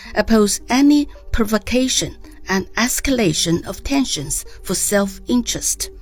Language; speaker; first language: English; non-native, fluent; Chinese